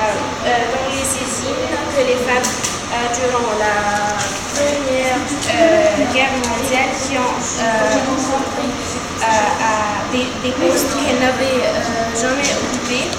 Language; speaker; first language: French; non-native, learner; Arabic